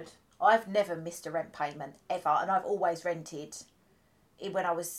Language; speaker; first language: English; native; English